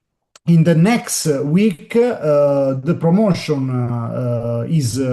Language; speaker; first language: English; non-native, learner; Italian